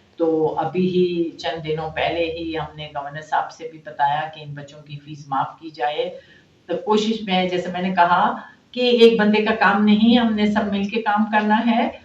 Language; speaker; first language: Urdu; non-native, local second language; Baluchi